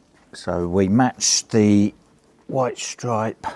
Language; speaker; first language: English; native; English